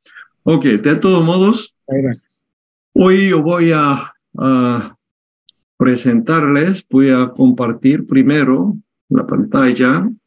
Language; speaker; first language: Spanish; non-native, fluent; Korean